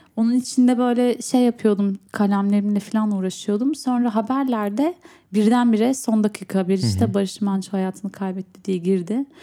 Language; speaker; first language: Turkish; native; Turkish